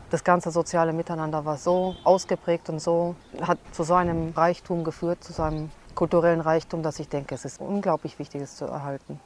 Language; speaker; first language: German; early bilingual, other home language; Hungarian